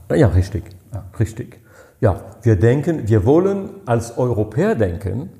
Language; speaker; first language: German; non-native, fluent; French